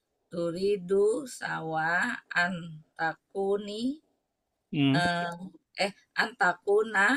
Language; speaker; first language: Arabic; non-native, learner; Indonesian